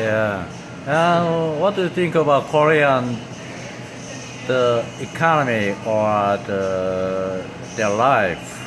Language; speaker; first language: English; non-native, learner; Korean